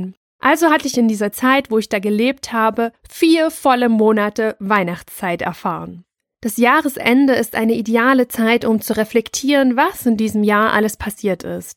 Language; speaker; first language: German; native; German